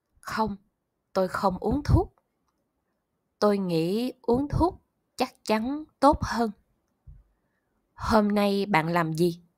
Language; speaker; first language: Vietnamese; non-native, learner; German